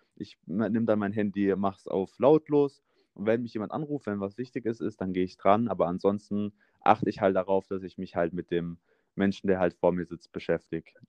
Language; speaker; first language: German; native; German